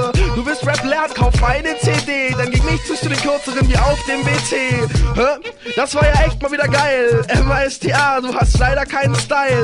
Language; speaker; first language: German; native; German